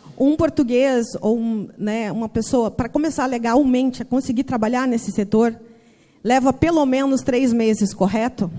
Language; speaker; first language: Portuguese; native; Portuguese